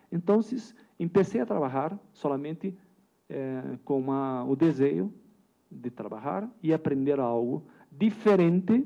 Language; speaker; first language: Spanish; non-native, learner; Portuguese